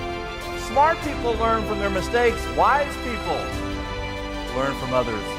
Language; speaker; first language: English; native; English